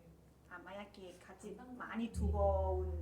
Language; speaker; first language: Korean; non-native, fluent; Chinese